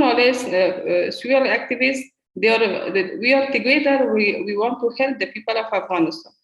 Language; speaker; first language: English; non-native, learner; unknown